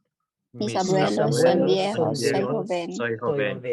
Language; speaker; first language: Spanish; non-native, learner; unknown